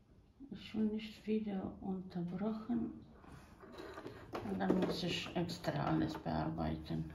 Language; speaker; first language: German; non-native, fluent; Croatian